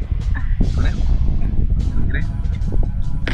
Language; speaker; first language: Spanish; non-native, learner; English